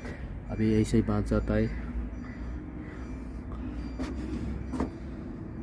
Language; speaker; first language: Hindi; non-native, learner; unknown